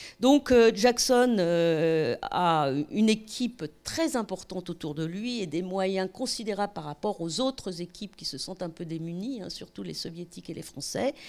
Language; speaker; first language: French; native; French